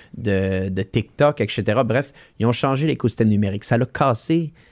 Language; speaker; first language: French; native; French